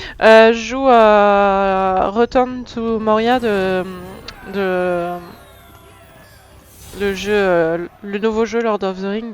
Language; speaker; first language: French; native; French